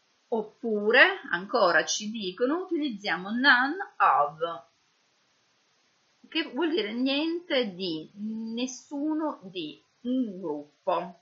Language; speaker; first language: Italian; native; Italian